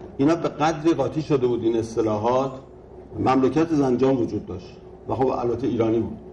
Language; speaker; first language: Persian; native; Persian